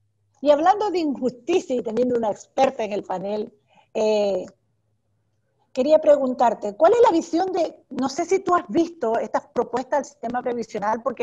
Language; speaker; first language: Spanish; native; Spanish